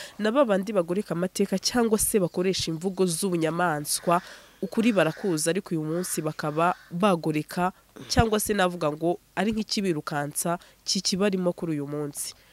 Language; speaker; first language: Kinyarwanda; native; Kinyarwanda